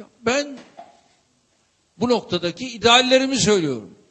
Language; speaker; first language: Turkish; native; Turkish